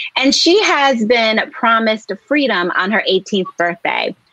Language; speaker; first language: English; native; English